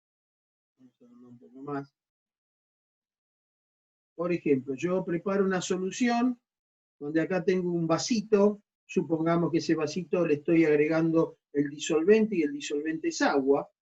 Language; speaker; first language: Spanish; native; Spanish